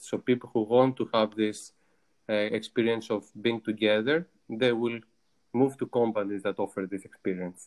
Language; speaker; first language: English; non-native, fluent; Greek